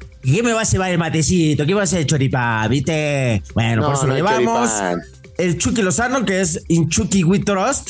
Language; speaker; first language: Spanish; native; Spanish